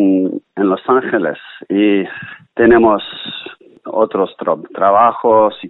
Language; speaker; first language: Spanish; non-native, learner; English